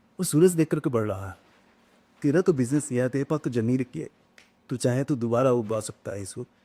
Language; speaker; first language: Hindi; native; Hindi